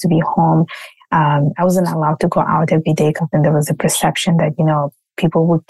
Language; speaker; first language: English; non-native, fluent; Italian